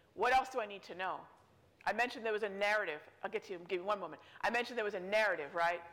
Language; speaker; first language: English; native; English